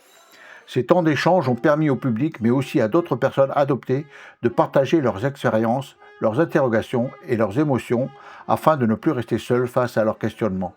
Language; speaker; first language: French; native; French